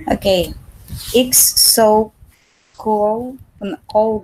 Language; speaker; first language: English; non-native, learner; Spanish